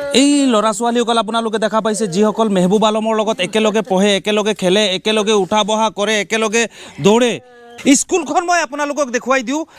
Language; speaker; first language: Assamese; non-native, local second language; Bangla